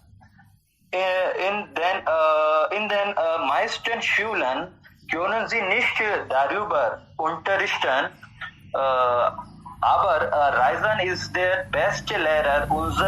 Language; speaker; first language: German; non-native, learner; Hindi